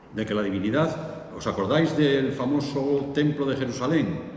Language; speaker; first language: Spanish; native; Spanish